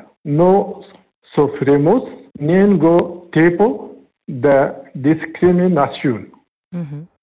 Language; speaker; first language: Spanish; non-native, learner; Pashto